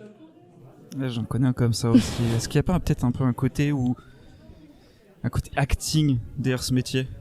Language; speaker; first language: French; native; French